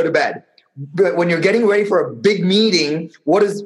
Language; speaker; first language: English; non-native, local second language; Tamil